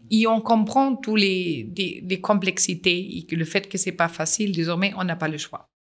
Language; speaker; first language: French; non-native, fluent; German